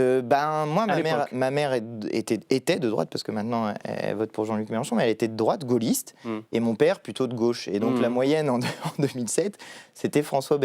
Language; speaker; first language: French; native; French